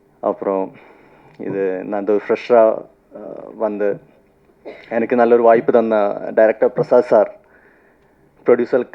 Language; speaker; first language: Tamil; non-native, fluent; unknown